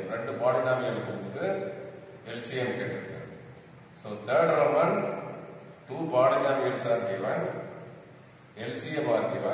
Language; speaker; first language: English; non-native, local second language; Tamil